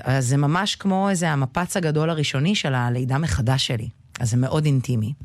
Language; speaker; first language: Hebrew; early bilingual, other home language; Russian